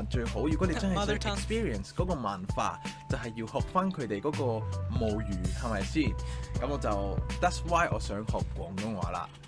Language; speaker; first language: Cantonese; non-native, fluent; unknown